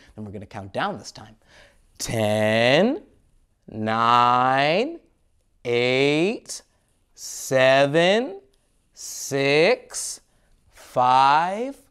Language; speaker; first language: English; native; English